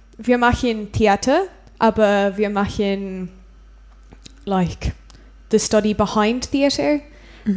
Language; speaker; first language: German; non-native, learner; English